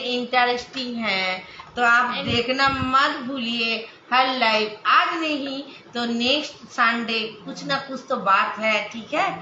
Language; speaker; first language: Hindi; non-native, local second language; Bangla